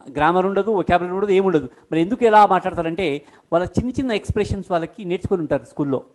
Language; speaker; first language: Telugu; non-native, local second language; Urdu